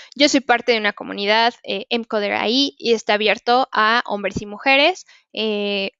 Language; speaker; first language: Spanish; native; Spanish